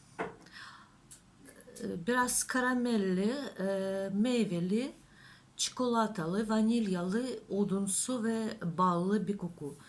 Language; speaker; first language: Turkish; non-native, learner; Russian